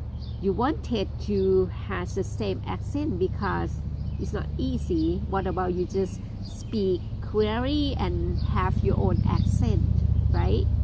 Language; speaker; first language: English; non-native, learner; Thai